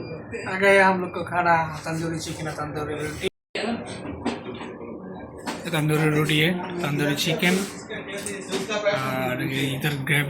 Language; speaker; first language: Hindi; non-native, learner; Bangla